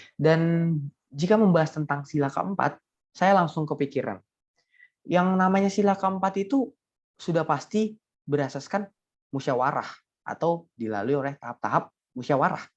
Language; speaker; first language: Indonesian; native; Indonesian